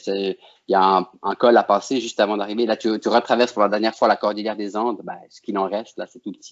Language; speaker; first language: French; native; French